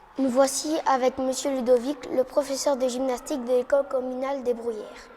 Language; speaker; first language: French; native; French